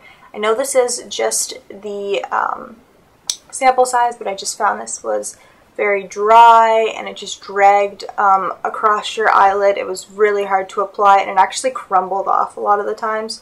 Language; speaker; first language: English; native; English